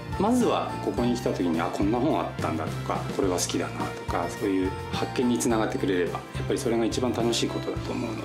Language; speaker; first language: Japanese; native; Japanese